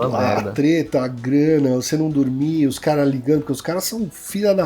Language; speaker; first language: Portuguese; native; Portuguese